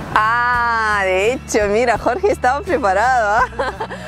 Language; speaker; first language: Spanish; non-native, fluent; Ukrainian